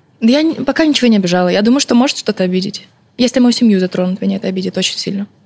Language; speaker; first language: Russian; early bilingual, other home language; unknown